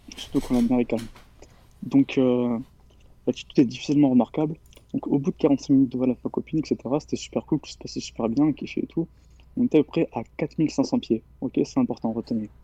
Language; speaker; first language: French; native; French